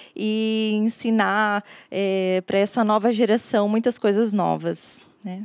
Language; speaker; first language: Portuguese; native; Portuguese